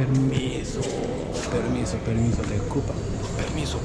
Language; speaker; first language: Spanish; non-native, learner; Japanese